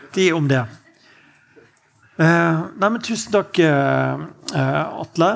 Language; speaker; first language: Norwegian; native; Norwegian